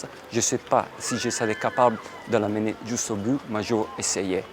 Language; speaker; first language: French; non-native, fluent; Italian